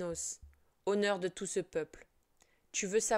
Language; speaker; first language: French; native; French